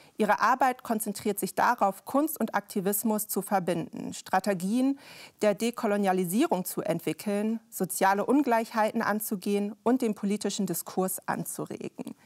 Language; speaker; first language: German; native; German